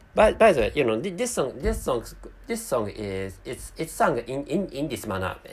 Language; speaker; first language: English; non-native, fluent; Japanese